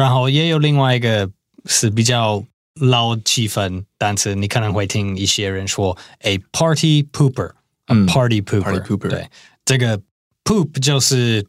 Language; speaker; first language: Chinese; non-native, fluent; English